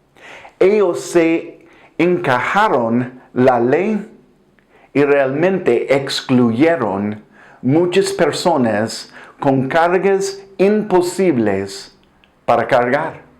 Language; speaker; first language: Spanish; non-native, fluent; English